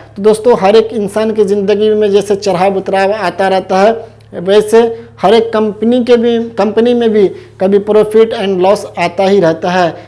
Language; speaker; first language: Hindi; native; Hindi